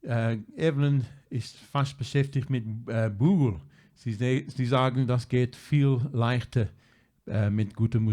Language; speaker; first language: German; non-native, learner; English